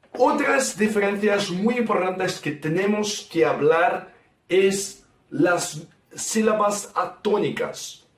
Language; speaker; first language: Spanish; non-native, fluent; Portuguese